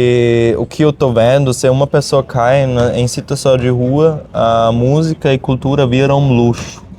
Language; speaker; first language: Portuguese; non-native, fluent; German